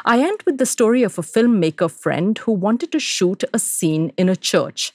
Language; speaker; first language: English; non-native, local second language; Hindi